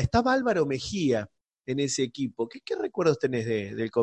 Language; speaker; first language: Spanish; native; Spanish